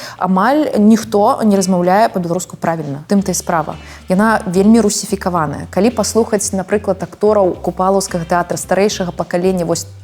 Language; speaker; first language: Belarusian; non-native, local second language; Russian